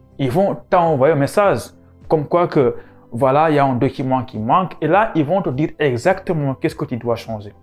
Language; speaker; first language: French; non-native, local second language; Wolof